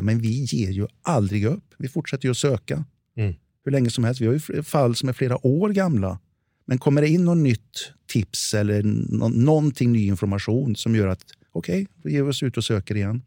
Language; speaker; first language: Swedish; native; Swedish